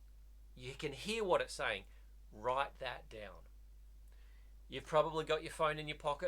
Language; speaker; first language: English; native; English